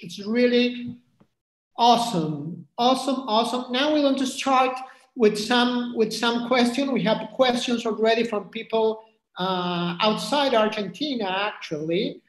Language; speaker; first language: English; non-native, fluent; Spanish